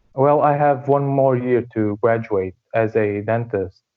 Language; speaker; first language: English; non-native, fluent; Arabic